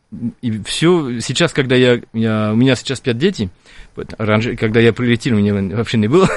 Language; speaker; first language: Russian; non-native, fluent; French